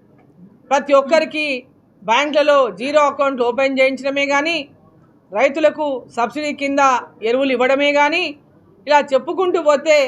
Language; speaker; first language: Telugu; native; Telugu